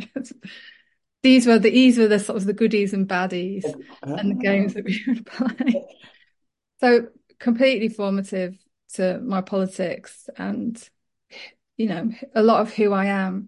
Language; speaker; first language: English; native; English